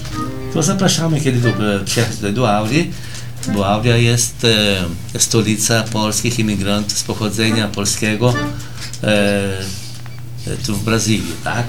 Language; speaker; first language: Polish; early bilingual, heritage; Portuguese